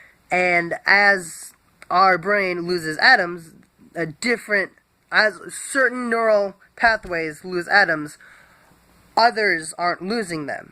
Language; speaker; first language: English; native; English